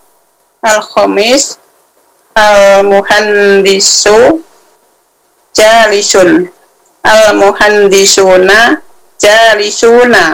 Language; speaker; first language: Arabic; non-native, learner; Indonesian